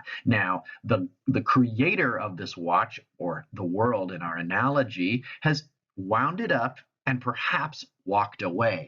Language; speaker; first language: English; native; English